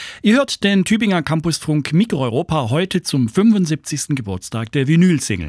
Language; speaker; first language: German; native; German